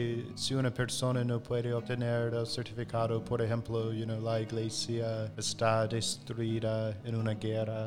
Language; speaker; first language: Spanish; non-native, fluent; English